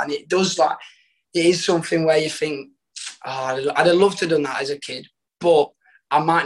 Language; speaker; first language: English; native; English